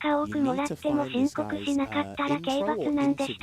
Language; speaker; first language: Japanese; native; Japanese